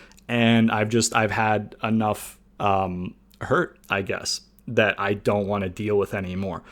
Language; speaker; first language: English; native; English